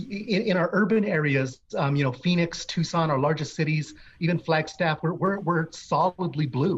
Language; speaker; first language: English; native; English